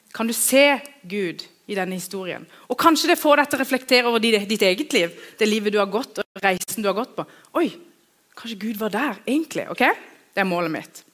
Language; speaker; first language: Norwegian; early bilingual, other home language; Kurdish